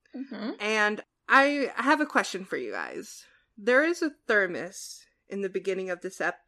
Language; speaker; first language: English; native; English